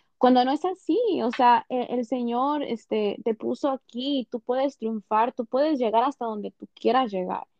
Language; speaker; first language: Spanish; early bilingual, heritage; Spanish